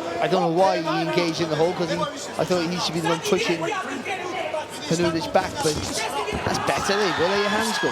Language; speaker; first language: English; native; English